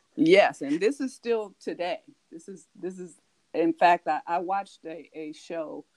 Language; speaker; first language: English; native; English